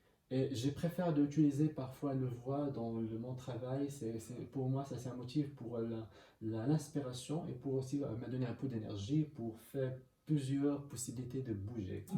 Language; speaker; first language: French; non-native, learner; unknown